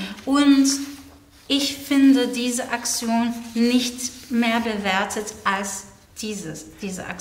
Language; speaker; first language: German; non-native, fluent; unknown